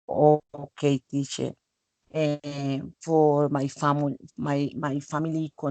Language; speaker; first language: English; non-native, learner; Spanish